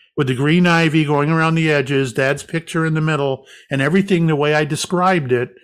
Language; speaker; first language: English; native; English